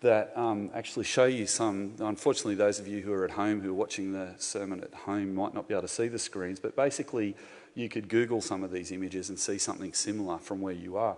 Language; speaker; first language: English; native; English